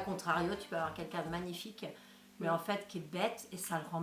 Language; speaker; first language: French; native; French